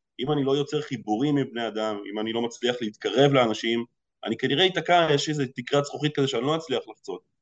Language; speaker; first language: Hebrew; early bilingual, other home language; Russian